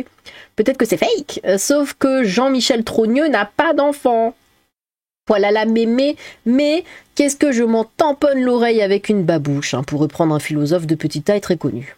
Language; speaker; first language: French; native; French